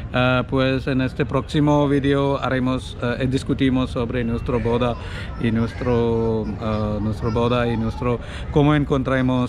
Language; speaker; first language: Spanish; non-native, learner; Malayalam